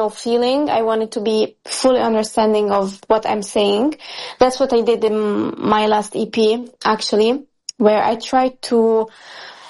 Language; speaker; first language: English; non-native, fluent; Italian